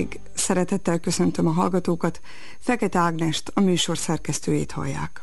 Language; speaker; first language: Hungarian; native; Hungarian